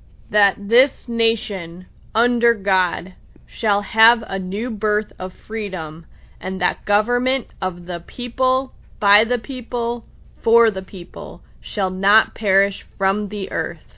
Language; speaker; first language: English; native; English